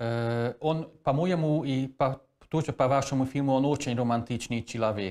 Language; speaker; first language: Russian; non-native, fluent; Hungarian